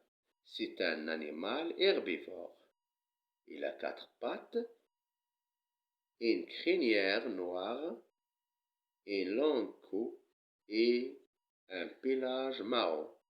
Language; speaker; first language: French; non-native, local second language; Arabic